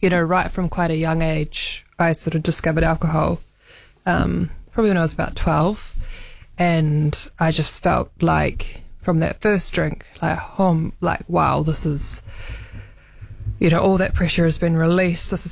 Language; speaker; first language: English; native; English